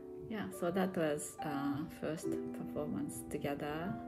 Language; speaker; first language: English; non-native, fluent; Japanese